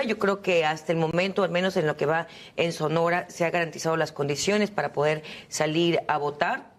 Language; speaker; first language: Spanish; native; Spanish